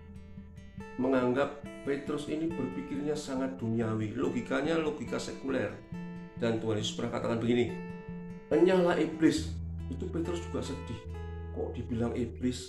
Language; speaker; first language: Indonesian; native; Indonesian